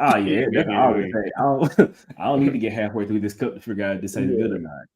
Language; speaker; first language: English; native; English